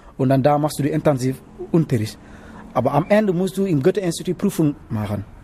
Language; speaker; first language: German; non-native, learner; Wolof